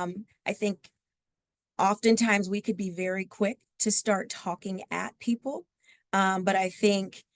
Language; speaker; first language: English; native; English